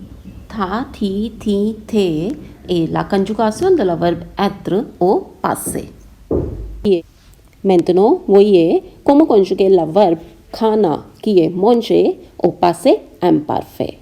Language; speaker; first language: French; non-native, fluent; Hindi